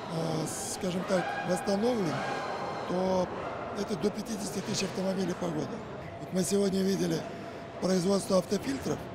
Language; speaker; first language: Russian; native; Russian